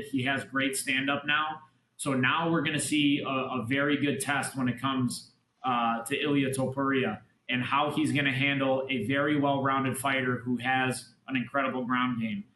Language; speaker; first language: English; native; English